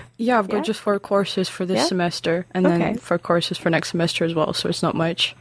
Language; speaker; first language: English; non-native, fluent; Lithuanian